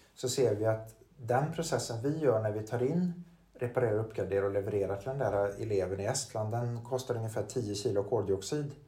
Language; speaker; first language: Swedish; native; Swedish